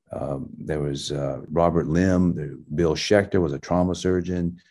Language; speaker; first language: English; early bilingual, other home language; Min Nan Chinese